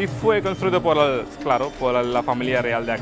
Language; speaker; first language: Spanish; non-native, fluent; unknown